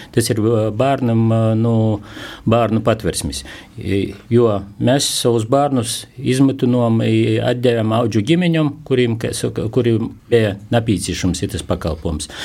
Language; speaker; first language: Latvian; native; Latvian